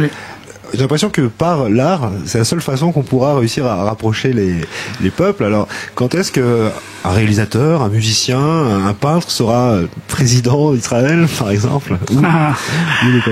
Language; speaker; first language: French; native; French